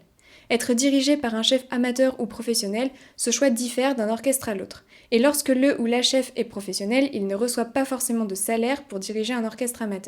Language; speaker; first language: French; native; French